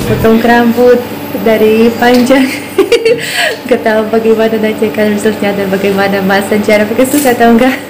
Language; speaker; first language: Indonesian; non-native, learner; Russian